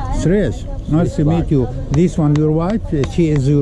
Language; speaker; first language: English; non-native, learner; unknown